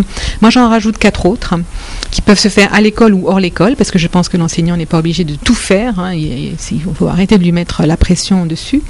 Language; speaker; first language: French; native; French